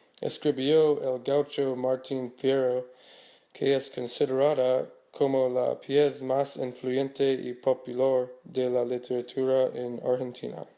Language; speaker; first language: Spanish; non-native, learner; English